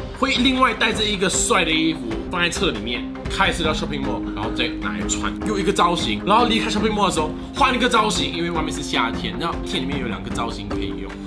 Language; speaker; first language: Chinese; native; Chinese